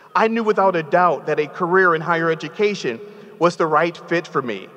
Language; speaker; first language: English; native; English